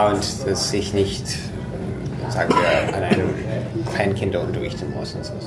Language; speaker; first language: German; non-native, fluent; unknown